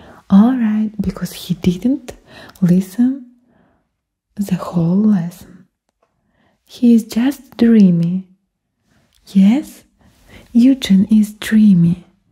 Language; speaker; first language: English; non-native, fluent; Ukrainian